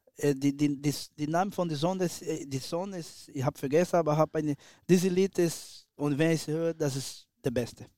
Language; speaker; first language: German; non-native, learner; Portuguese